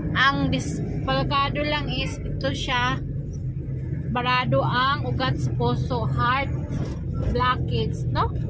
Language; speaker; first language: Filipino; non-native, local second language; Cebuano